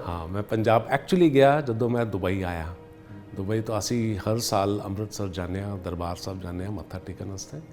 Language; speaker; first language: Punjabi; early bilingual, heritage; Punjabi